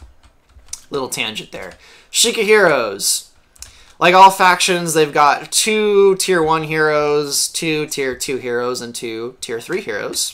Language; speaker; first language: English; native; English